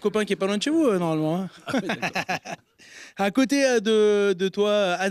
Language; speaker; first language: French; native; French